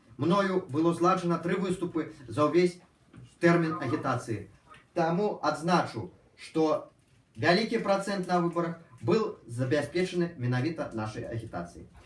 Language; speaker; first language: Belarusian; non-native, local second language; Russian